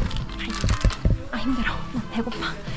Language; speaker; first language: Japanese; non-native, learner; Korean